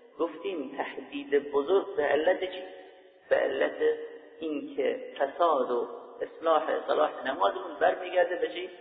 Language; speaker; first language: Persian; native; Persian